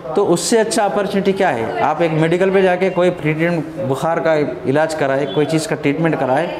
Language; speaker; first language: Hindi; non-native, local second language; Telugu